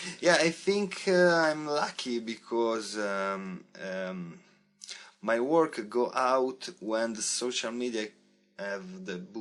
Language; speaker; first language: English; non-native, learner; Italian